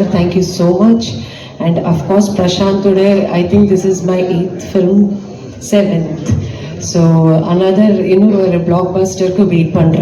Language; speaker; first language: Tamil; non-native, fluent; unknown